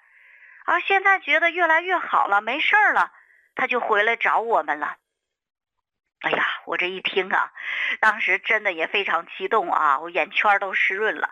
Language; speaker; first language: Chinese; native; Chinese